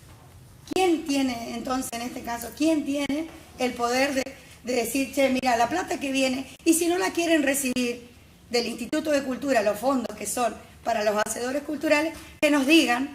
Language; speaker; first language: Spanish; native; Spanish